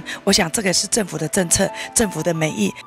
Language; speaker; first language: Chinese; native; Chinese